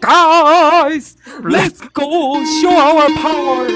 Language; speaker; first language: English; non-native, learner; Korean